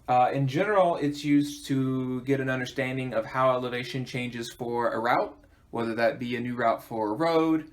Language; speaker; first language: English; native; English